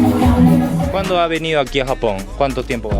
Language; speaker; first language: Spanish; native; Spanish